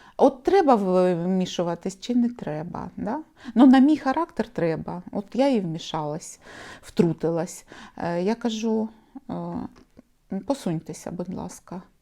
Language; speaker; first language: Ukrainian; non-native, local second language; Russian